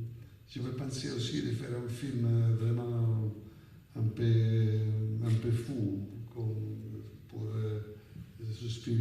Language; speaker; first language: French; non-native, fluent; Italian